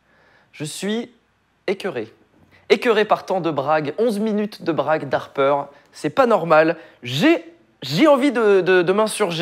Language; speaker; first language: French; native; French